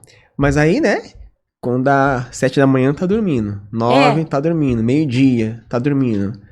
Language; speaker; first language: Portuguese; native; Portuguese